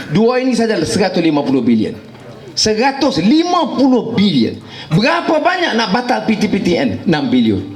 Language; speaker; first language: Malay; native; Malay